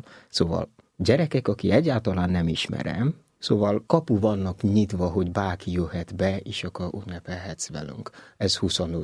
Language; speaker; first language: Hungarian; non-native, learner; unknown